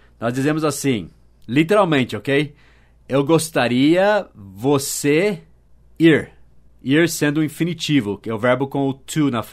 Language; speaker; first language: Portuguese; non-native, fluent; English